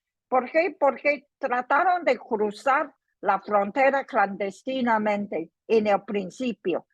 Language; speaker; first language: Spanish; non-native, fluent; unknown